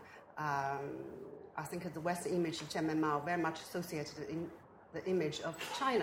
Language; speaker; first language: English; non-native, fluent; Chinese